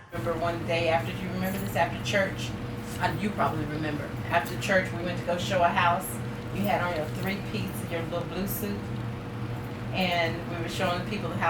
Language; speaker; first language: English; native; English